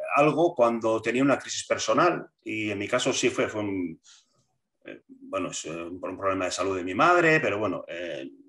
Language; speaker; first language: Spanish; native; Spanish